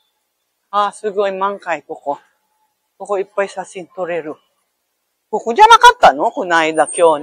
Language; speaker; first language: Japanese; non-native, learner; Filipino